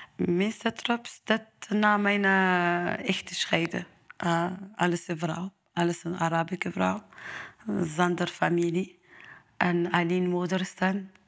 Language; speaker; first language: Dutch; non-native, learner; Arabic